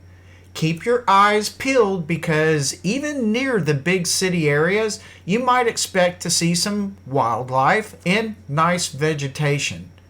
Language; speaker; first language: English; native; English